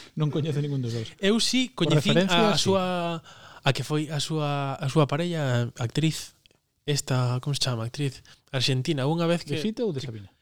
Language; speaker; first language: Galician; non-native, local second language; Spanish